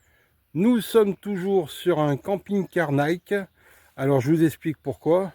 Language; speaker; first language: French; native; French